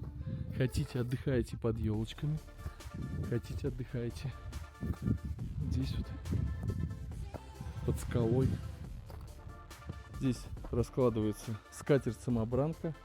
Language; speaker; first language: Russian; native; Russian